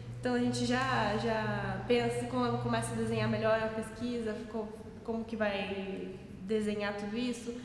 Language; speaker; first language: Portuguese; native; Portuguese